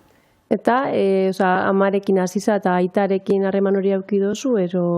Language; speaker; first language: Basque; native; Basque